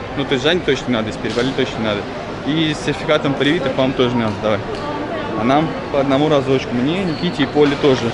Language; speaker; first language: Russian; native; Russian